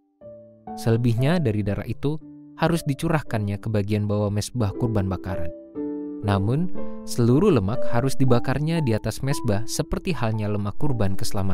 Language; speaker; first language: Indonesian; native; Indonesian